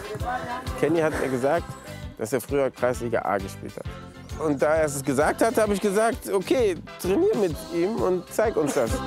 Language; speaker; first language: German; native; German